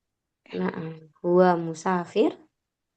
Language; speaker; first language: Arabic; non-native, fluent; Indonesian